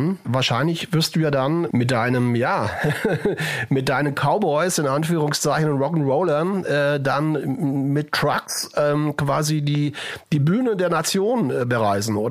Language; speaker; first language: German; native; German